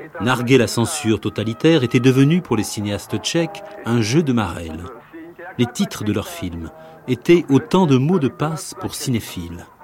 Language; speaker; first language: French; native; French